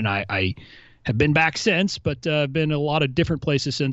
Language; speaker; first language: English; native; English